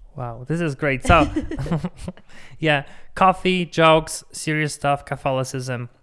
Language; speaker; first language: English; non-native, fluent; Polish